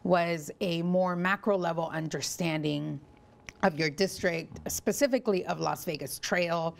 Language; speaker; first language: English; early bilingual, other home language; Spanish